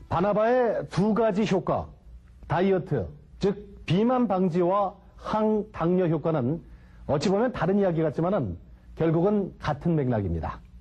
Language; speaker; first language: Korean; native; Korean